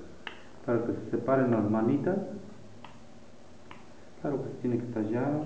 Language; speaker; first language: Spanish; native; Spanish